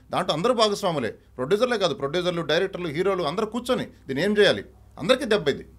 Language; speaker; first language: Telugu; native; Telugu